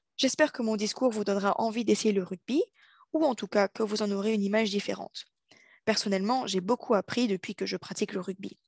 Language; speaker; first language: French; native; French